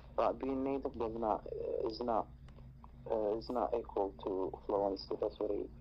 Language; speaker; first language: English; non-native, fluent; Arabic